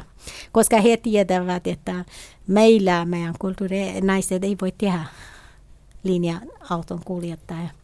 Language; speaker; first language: Finnish; non-native, learner; Kurdish